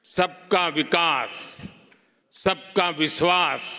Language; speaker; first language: Hindi; non-native, local second language; Gujarati